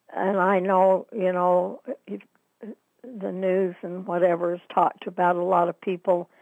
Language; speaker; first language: English; native; English